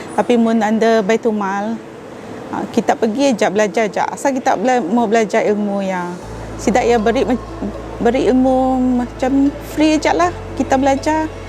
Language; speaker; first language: Malay; non-native, local second language; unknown